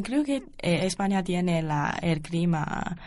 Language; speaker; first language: Spanish; non-native, learner; Chinese